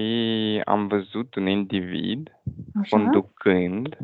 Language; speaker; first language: Romanian; non-native, fluent; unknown